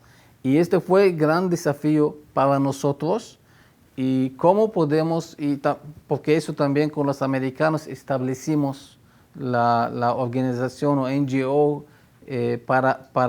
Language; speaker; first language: Spanish; non-native, fluent; Hebrew